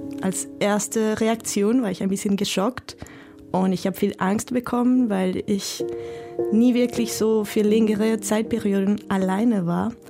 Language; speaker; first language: German; non-native, fluent; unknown